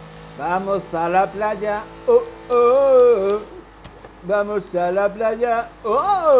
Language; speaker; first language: Spanish; native; Spanish